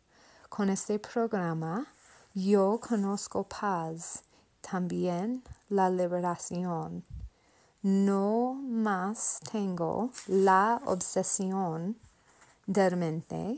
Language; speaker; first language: Spanish; non-native, learner; English